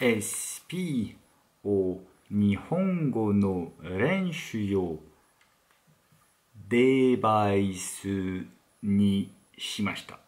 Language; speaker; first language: Japanese; non-native, learner; French